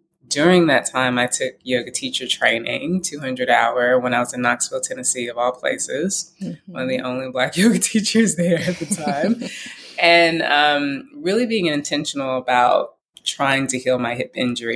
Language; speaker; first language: English; native; English